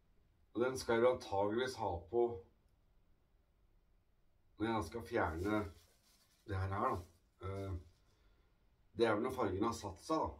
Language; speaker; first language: Norwegian; native; Norwegian